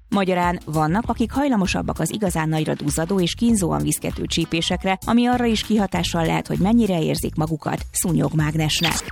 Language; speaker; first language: Hungarian; native; Hungarian